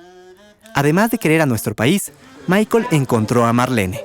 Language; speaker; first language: Spanish; native; Spanish